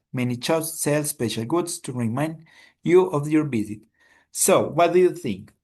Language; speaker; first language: English; non-native, fluent; Spanish